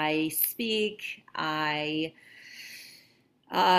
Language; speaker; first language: English; native; English